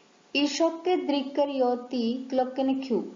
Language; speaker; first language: Swedish; non-native, learner; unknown